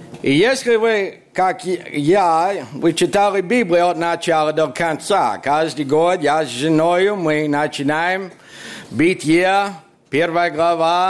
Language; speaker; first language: Russian; non-native, fluent; English